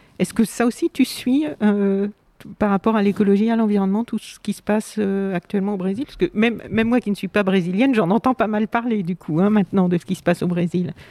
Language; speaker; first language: French; native; French